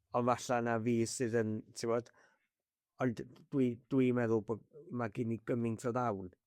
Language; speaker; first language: Welsh; native; Welsh